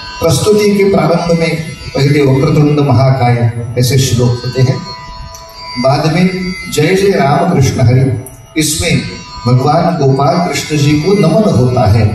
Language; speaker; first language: Hindi; non-native, local second language; Marathi